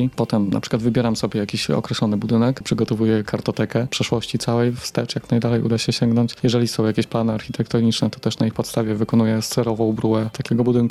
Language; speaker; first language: Polish; native; Polish